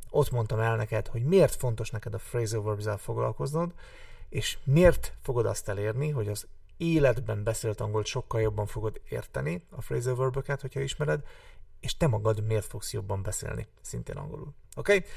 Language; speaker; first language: Hungarian; native; Hungarian